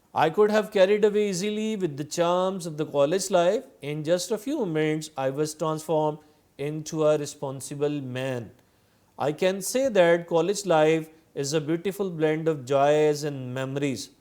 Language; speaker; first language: English; non-native, local second language; Urdu